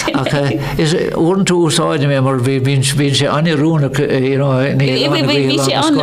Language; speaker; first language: Irish; non-native, local second language; English